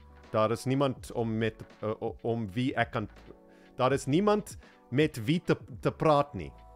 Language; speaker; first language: Afrikaans; non-native, learner; English